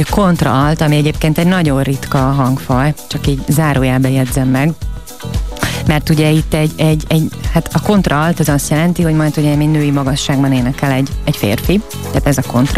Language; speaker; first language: Hungarian; native; Hungarian